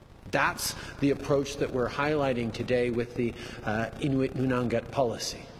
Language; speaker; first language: English; early bilingual, other home language; French